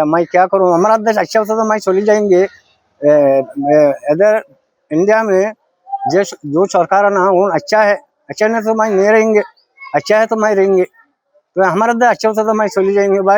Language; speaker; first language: Hindi; non-native, learner; Rohingya